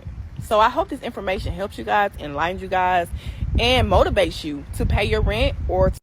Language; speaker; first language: English; native; English